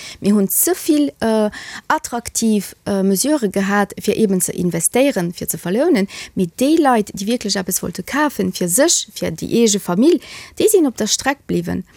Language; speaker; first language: Luxembourgish; early bilingual, other home language; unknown